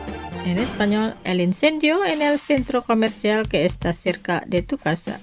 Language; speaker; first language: Spanish; non-native, fluent; Indonesian